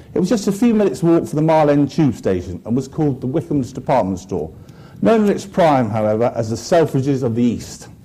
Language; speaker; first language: English; native; English